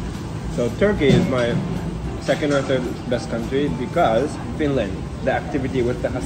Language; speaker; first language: English; non-native, fluent; Japanese